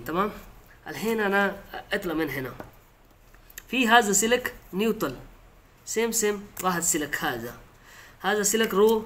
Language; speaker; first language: Arabic; non-native, learner; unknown